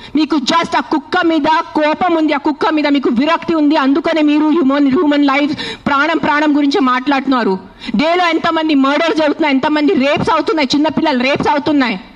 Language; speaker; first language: Telugu; non-native, fluent; Marathi